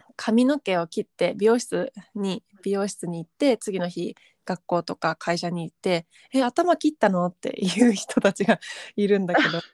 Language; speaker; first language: Japanese; native; Japanese